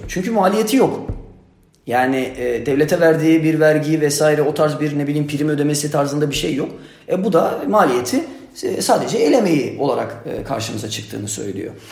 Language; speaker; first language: Turkish; native; Turkish